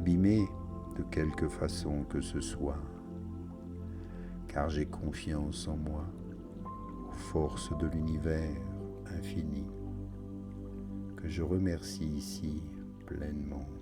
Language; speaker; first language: French; native; French